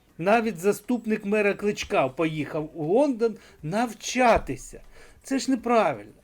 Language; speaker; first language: Ukrainian; non-native, local second language; Russian